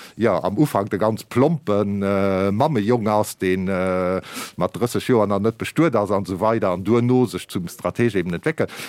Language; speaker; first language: Luxembourgish; native; Luxembourgish